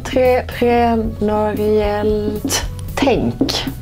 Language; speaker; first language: Swedish; native; Swedish